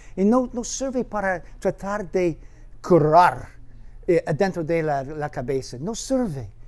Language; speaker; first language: Spanish; non-native, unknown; English